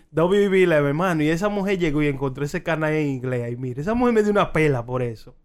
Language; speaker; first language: Spanish; early bilingual, heritage; Spanish